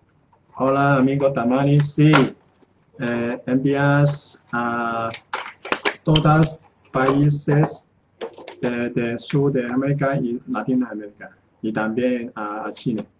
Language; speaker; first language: Spanish; non-native, learner; Chinese